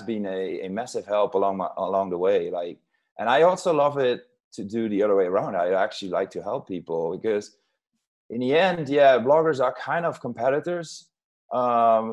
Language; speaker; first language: English; non-native, fluent; Dutch